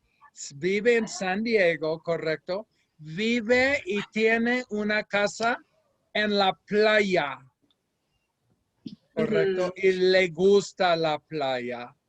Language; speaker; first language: Spanish; non-native, fluent; English